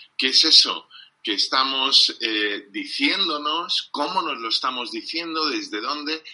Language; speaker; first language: Spanish; non-native, fluent; English